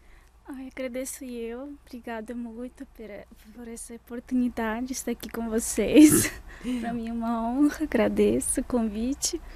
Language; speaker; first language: Portuguese; non-native, fluent; Russian